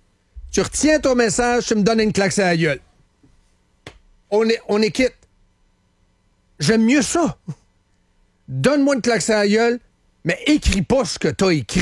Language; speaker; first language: French; native; French